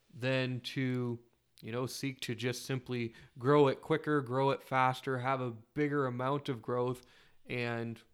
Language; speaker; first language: English; native; English